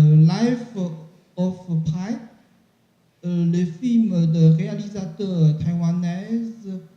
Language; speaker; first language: French; non-native, learner; Chinese